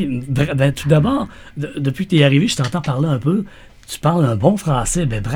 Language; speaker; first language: French; native; French